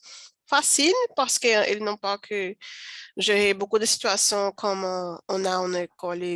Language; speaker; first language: French; non-native, learner; Portuguese